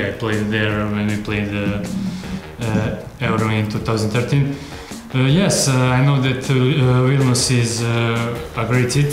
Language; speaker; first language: English; non-native, fluent; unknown